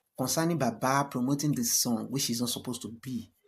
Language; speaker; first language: English; non-native, local second language; Yoruba